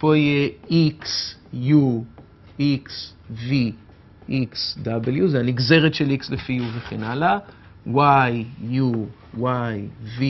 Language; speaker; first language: Hebrew; native; Hebrew